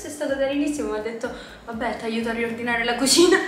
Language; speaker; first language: Italian; native; Italian